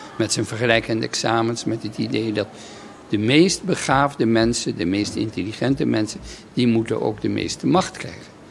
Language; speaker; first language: Dutch; native; Dutch